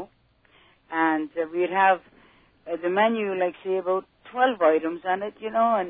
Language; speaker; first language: English; native; English